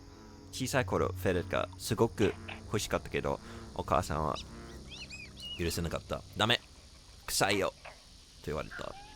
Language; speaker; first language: Japanese; non-native, learner; English